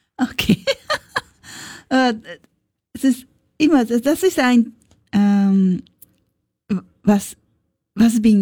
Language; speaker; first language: German; non-native, learner; Japanese